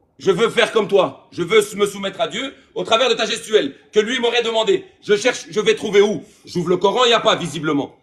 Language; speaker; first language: French; native; French